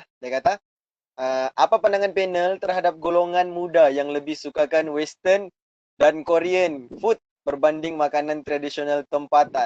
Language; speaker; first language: Malay; native; Malay